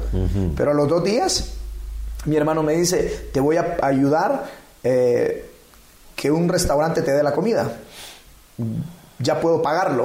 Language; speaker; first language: Spanish; native; Spanish